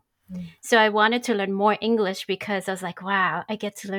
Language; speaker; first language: English; early bilingual, other home language; Spanish